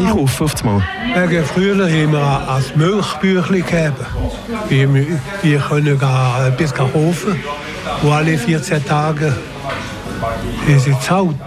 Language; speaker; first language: German; non-native, local second language; French